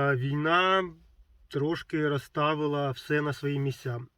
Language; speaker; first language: Ukrainian; non-native, local second language; Russian